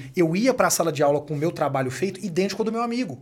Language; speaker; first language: Portuguese; native; Portuguese